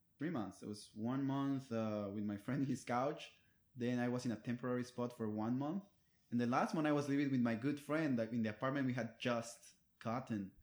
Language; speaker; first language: English; non-native, fluent; Spanish